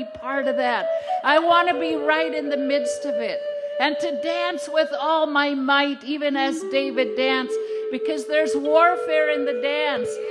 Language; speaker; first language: English; non-native, fluent; Cree